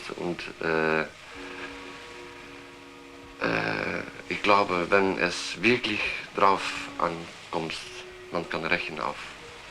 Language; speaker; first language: German; non-native, learner; Dutch